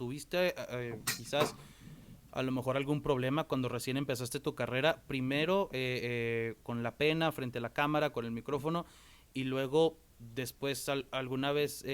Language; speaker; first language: Spanish; native; Spanish